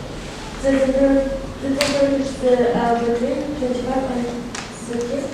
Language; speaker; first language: English; non-native, learner; Kazakh